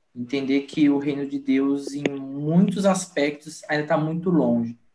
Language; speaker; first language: Portuguese; native; Portuguese